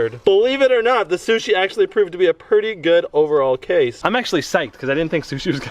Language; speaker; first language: English; native; English